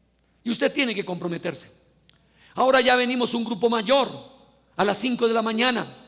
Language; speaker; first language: Spanish; native; Spanish